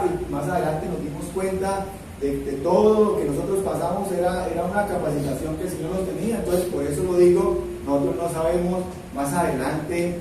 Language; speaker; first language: Spanish; native; Spanish